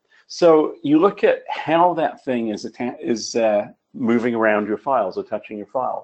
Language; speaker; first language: English; native; English